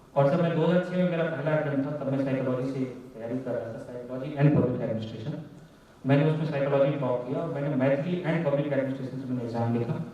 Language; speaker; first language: Hindi; non-native, local second language; Maithili